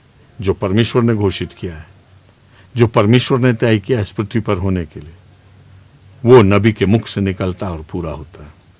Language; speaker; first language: Hindi; native; Hindi